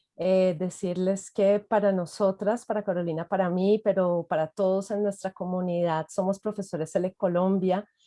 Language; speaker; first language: Spanish; native; Spanish